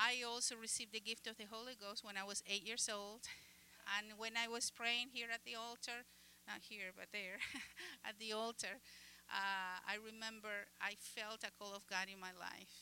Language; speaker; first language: English; non-native, fluent; Spanish